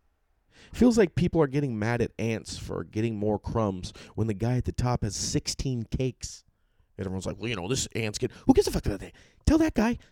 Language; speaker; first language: English; native; English